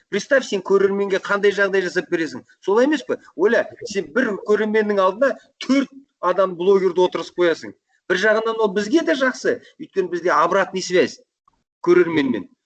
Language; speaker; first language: Kazakh; native; Kazakh